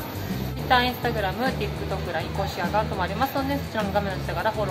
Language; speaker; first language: Japanese; native; Japanese